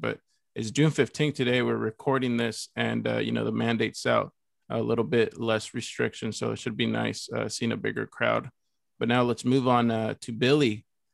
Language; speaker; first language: English; early bilingual, other home language; Spanish